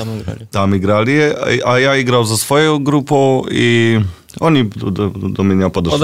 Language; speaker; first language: Russian; non-native, learner; Polish